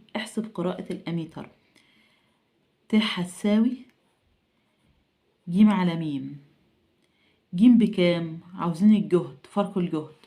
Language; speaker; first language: Arabic; native; Arabic